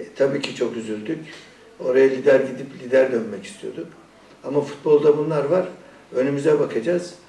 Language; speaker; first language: Turkish; non-native, fluent; Persian